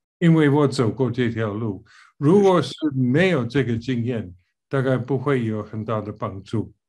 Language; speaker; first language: Chinese; non-native, fluent; English